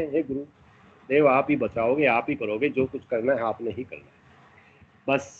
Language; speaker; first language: Hindi; native; Hindi